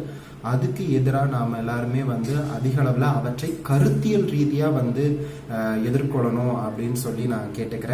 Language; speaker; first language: Tamil; native; Tamil